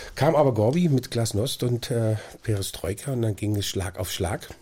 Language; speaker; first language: German; native; German